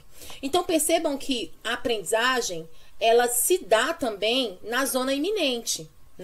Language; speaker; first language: Portuguese; native; Portuguese